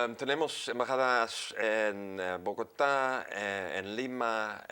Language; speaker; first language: Spanish; non-native, fluent; Dutch